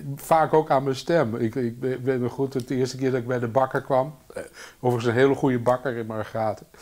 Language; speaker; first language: Dutch; native; Dutch